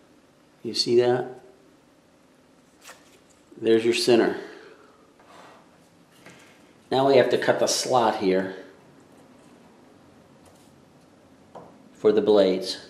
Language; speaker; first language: English; native; English